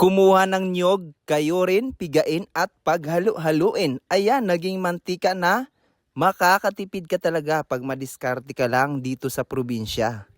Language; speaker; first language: Filipino; non-native, local second language; Cebuano